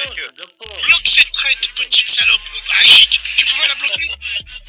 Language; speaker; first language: French; early bilingual, other home language; Arabic